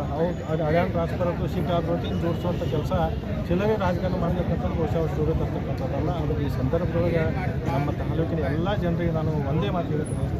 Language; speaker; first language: Kannada; native; Kannada